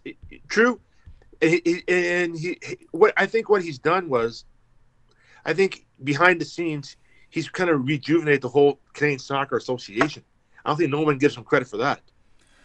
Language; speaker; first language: English; native; English